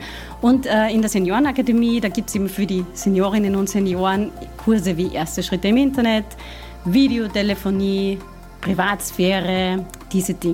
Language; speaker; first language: German; native; German